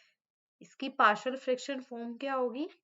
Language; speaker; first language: Hindi; native; Hindi